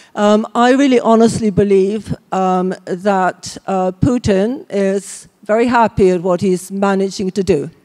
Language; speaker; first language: English; native; English